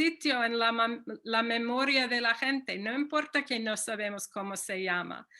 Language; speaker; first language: Spanish; non-native, fluent; English